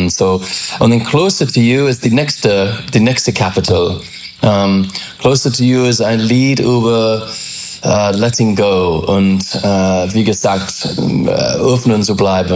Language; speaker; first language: German; non-native, learner; English